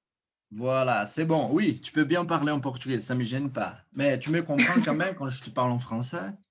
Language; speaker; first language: French; non-native, fluent; Portuguese